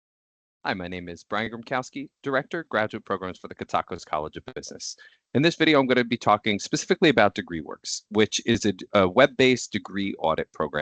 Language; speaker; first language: English; native; English